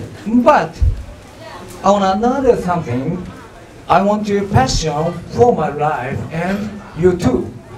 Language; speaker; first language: English; non-native, learner; Japanese